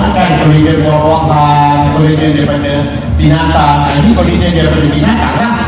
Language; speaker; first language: Malay; native; Malay